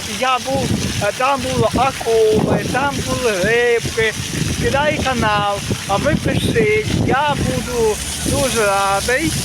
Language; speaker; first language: Ukrainian; native; Ukrainian